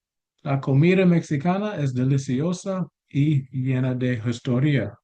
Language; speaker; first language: Spanish; non-native, learner; English